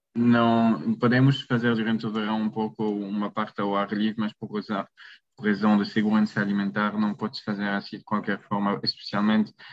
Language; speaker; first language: Portuguese; non-native, fluent; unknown